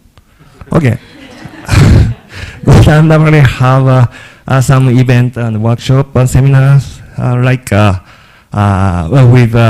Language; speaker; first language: English; non-native, learner; Japanese